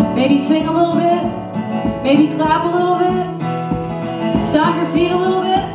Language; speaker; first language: English; native; English